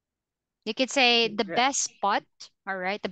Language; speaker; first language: English; non-native, fluent; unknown